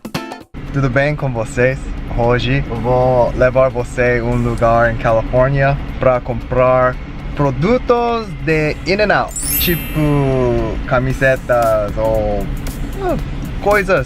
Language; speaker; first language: Portuguese; non-native, learner; English